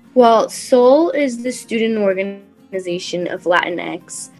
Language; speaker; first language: English; non-native, fluent; Portuguese